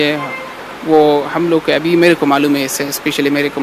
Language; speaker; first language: Hindi; non-native, learner; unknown